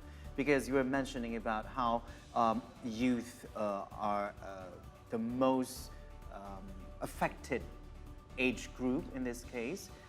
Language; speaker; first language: English; non-native, fluent; Indonesian